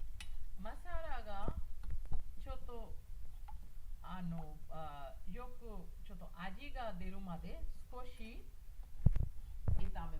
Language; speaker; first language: Japanese; non-native, fluent; Hindi